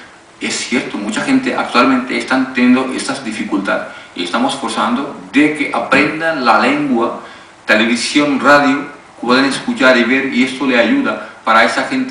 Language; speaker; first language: Spanish; non-native, fluent; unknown